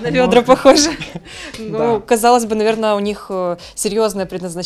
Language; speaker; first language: Russian; native; Russian